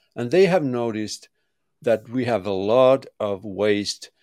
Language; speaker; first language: English; non-native, fluent; Finnish